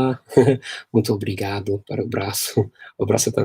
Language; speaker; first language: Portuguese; non-native, fluent; English